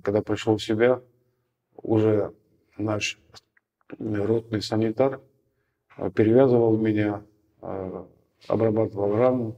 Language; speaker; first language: Russian; native; Russian